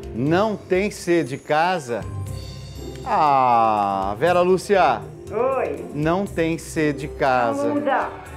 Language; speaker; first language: Portuguese; native; Portuguese